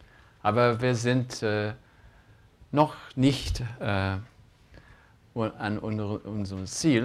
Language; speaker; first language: German; non-native, fluent; English